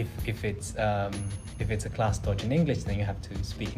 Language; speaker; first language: English; non-native, local second language; Malay